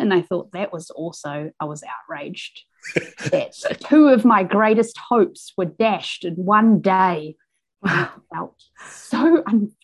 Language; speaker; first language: English; native; English